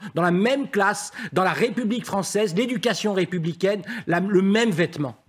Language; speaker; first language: French; native; French